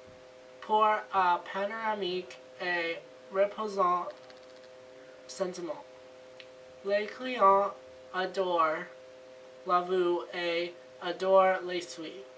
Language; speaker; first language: French; non-native, learner; English